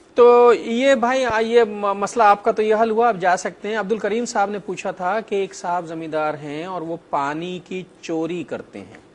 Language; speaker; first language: Urdu; native; Urdu